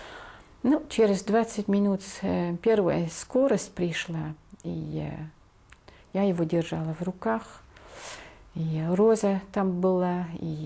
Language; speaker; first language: Russian; non-native, fluent; Dutch